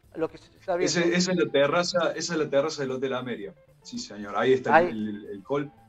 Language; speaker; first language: Spanish; native; Spanish